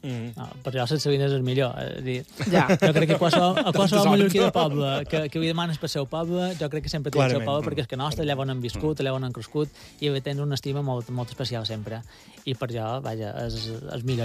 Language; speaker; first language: Catalan; native; Catalan